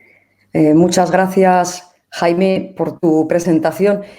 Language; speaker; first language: Spanish; native; Spanish